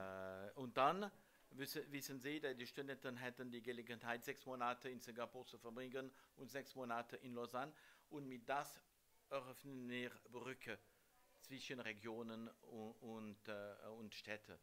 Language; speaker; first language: German; non-native, learner; French